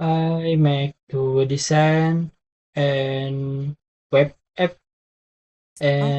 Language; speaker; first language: English; non-native, learner; Indonesian